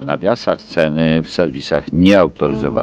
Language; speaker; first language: Polish; native; Polish